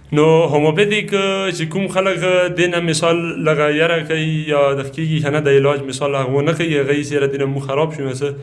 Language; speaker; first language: Pashto; native; Pashto